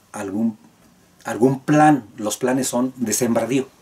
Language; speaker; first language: Spanish; native; Spanish